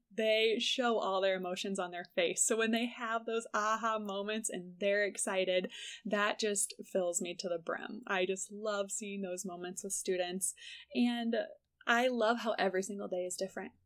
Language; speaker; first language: English; native; English